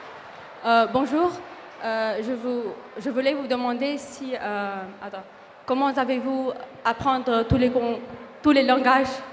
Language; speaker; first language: French; non-native, learner; Vietnamese